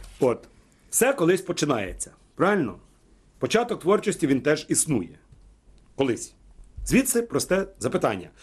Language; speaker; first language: Ukrainian; native; Ukrainian